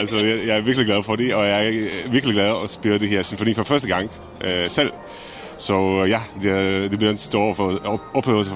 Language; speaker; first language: Danish; non-native, fluent; Czech